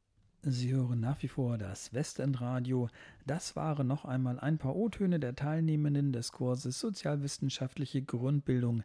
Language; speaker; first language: German; native; German